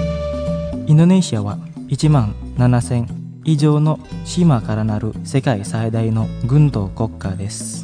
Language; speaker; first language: Japanese; non-native, learner; Indonesian